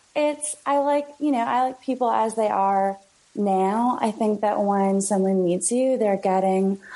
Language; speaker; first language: English; native; English